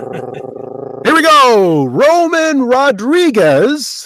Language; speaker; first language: English; native; English